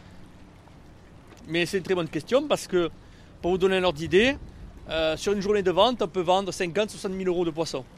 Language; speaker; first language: French; native; French